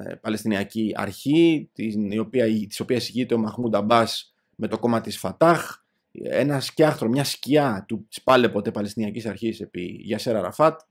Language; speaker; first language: Greek; native; Greek